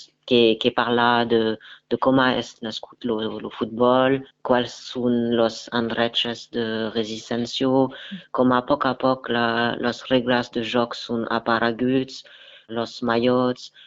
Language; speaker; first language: Catalan; non-native, learner; French